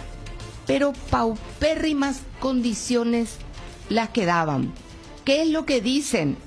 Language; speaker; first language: Spanish; native; Spanish